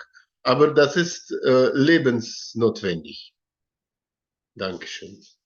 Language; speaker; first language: German; non-native, learner; Russian